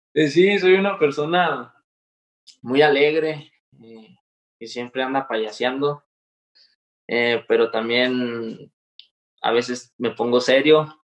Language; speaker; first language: Spanish; native; Spanish